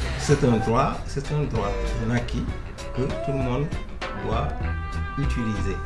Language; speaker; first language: French; non-native, local second language; Wolof